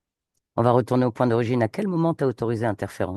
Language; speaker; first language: French; native; French